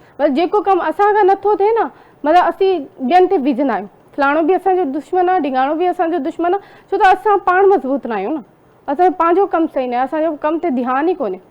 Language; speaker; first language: Sindhi; non-native, local second language; Urdu